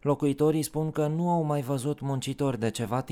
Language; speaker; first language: Romanian; native; Romanian